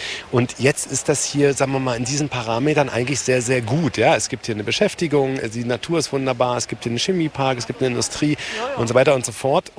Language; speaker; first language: German; native; German